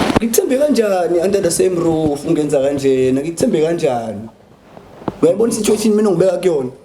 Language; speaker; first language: Zulu; non-native, local second language; Xhosa